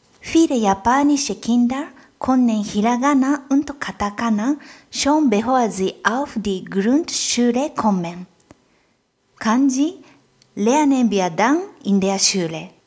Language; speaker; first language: German; non-native, fluent; Japanese